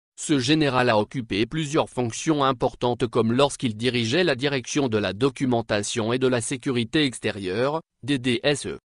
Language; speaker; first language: French; non-native, local second language; Arabic